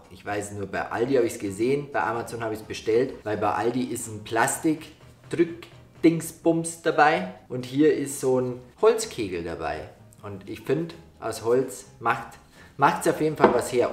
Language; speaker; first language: German; native; German